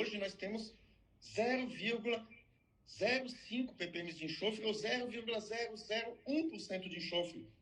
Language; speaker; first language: Portuguese; non-native, fluent; French